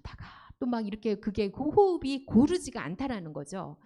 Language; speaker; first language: Korean; native; Korean